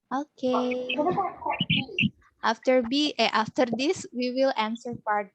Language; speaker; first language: English; non-native, fluent; Indonesian